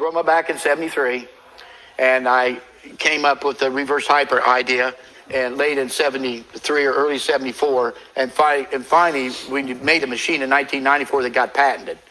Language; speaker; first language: English; native; English